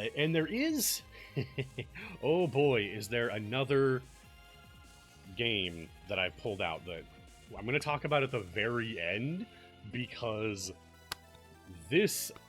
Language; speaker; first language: English; native; English